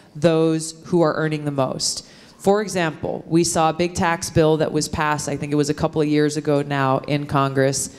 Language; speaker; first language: English; native; English